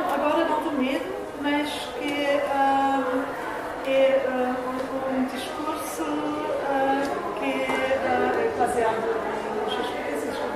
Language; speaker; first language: Portuguese; non-native, fluent; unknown